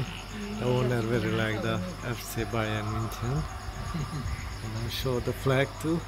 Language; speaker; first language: English; non-native, learner; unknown